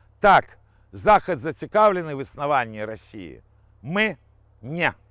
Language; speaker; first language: Belarusian; non-native, local second language; Russian